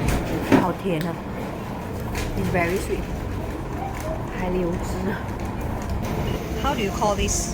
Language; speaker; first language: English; non-native, local second language; Chinese